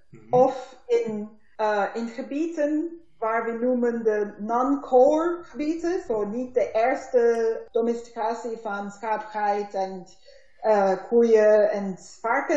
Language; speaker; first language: Dutch; non-native, learner; Turkish